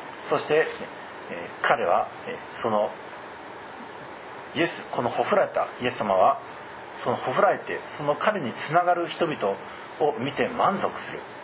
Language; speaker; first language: Japanese; native; Japanese